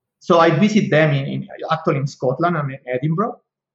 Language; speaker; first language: English; non-native, fluent; Spanish